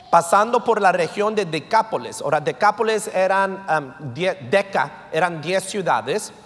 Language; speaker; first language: Spanish; early bilingual, heritage; Spanish